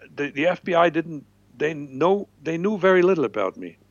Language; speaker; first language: English; non-native, fluent; German